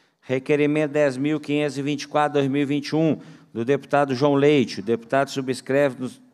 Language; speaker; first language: Portuguese; native; Portuguese